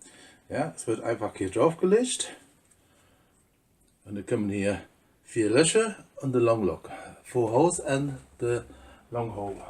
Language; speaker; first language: German; non-native, fluent; English